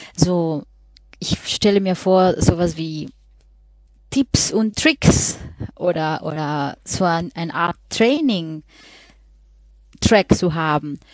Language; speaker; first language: German; non-native, fluent; Spanish